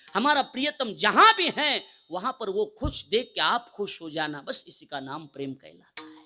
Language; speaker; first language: Hindi; non-native, local second language; Marathi